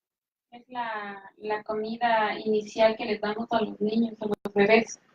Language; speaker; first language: Spanish; native; Spanish